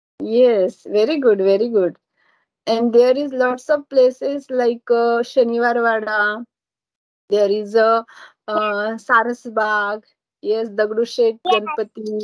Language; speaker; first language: English; non-native, learner; Marathi